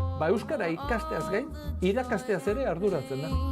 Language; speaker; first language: Basque; native; Basque